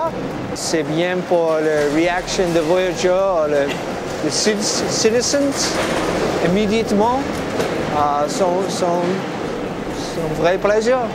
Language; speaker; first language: French; non-native, learner; English